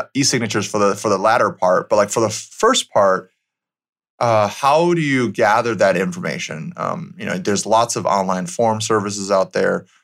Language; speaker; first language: English; native; English